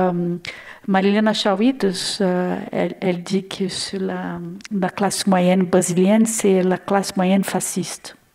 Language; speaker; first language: French; non-native, learner; Portuguese